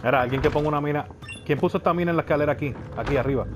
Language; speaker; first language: Spanish; native; Spanish